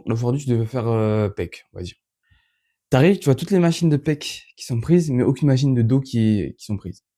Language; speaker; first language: French; native; French